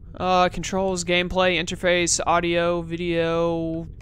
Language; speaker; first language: English; native; English